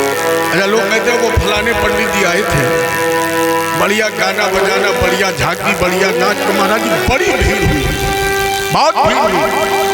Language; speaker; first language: Hindi; native; Hindi